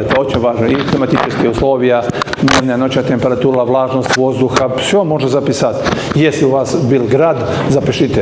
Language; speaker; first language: Russian; non-native, learner; Serbian